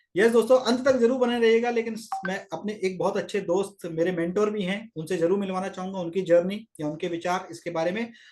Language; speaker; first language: Hindi; native; Hindi